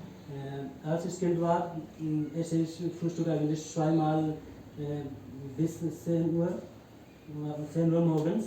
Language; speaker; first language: German; non-native, learner; Hindi